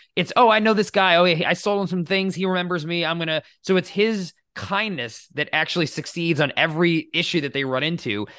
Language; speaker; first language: English; native; English